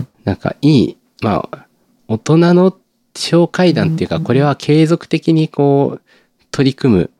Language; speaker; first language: Japanese; native; Japanese